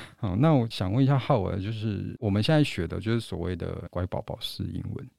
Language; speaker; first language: Chinese; native; Chinese